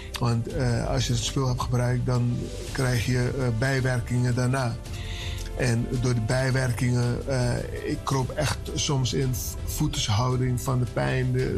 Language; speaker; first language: Dutch; native; Dutch